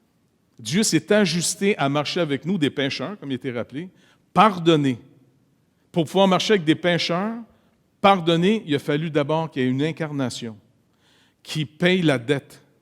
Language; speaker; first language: French; native; French